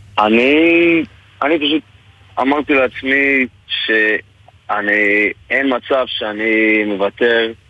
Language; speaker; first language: Hebrew; non-native, fluent; English